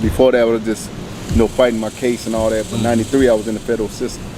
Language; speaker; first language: English; native; English